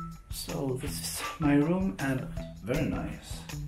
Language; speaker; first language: English; non-native, fluent; Swedish